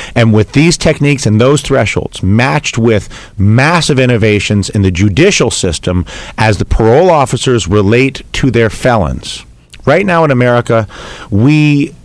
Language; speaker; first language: English; native; English